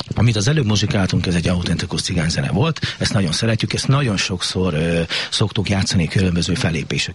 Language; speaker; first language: Hungarian; native; Hungarian